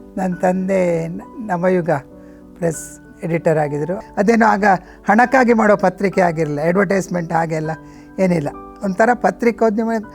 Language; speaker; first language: Kannada; native; Kannada